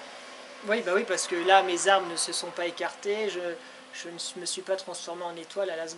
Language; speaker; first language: French; native; French